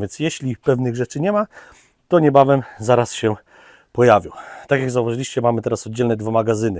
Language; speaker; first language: Polish; native; Polish